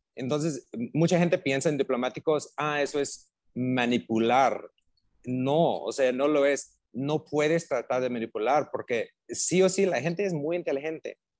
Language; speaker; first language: Spanish; non-native, fluent; English